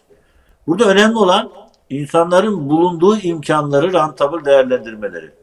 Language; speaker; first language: Turkish; native; Turkish